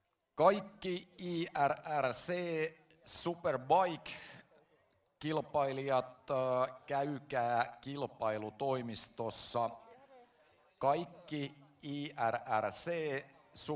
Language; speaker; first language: Finnish; native; Finnish